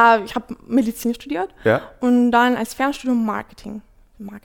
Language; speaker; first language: German; non-native, fluent; Ukrainian